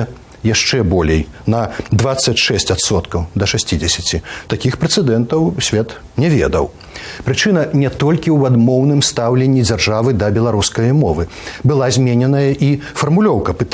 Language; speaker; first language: Belarusian; native; Belarusian